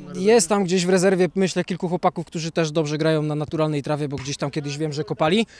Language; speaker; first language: Polish; native; Polish